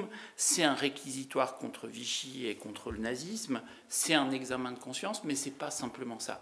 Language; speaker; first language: French; native; French